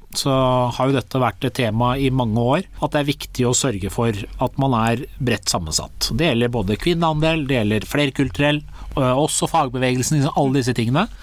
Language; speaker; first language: Norwegian; early bilingual, other home language; Persian